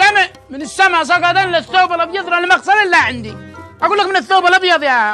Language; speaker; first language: Arabic; native; Arabic